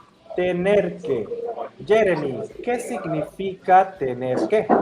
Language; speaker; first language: Spanish; non-native, fluent; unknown